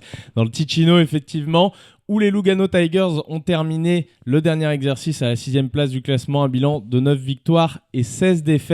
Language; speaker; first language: French; native; French